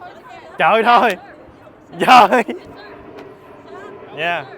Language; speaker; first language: Vietnamese; early bilingual, heritage; Vietnamese